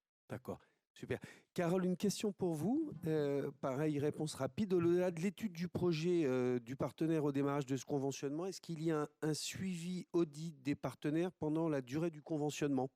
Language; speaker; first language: French; native; French